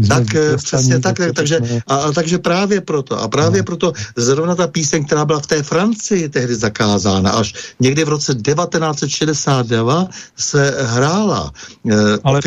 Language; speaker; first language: Czech; native; Czech